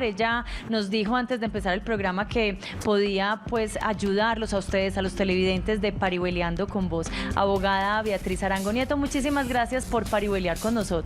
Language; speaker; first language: Spanish; native; Spanish